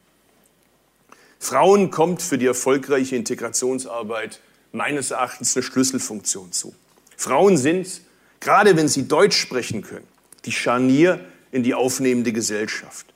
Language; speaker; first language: German; early bilingual, other home language; Turkish